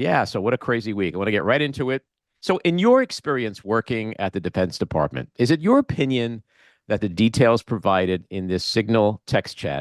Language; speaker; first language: English; native; English